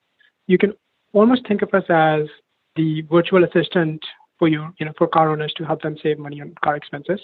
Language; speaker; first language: English; non-native, local second language; Hindi